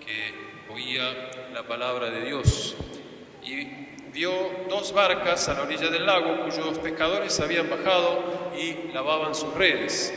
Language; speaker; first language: Spanish; native; Spanish